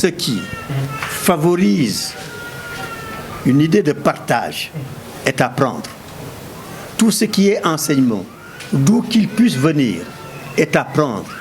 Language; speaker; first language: French; non-native, local second language; Wolof